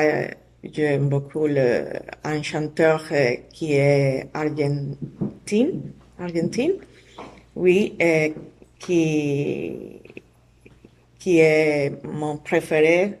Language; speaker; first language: French; non-native, learner; Spanish